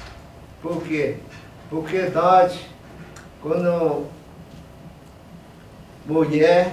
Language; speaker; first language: Portuguese; non-native, local second language; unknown